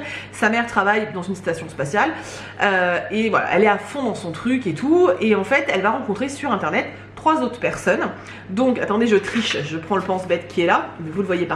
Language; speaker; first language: French; native; French